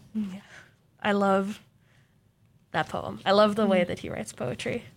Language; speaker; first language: English; native; English